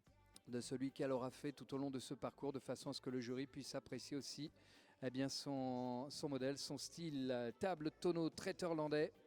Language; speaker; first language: French; native; French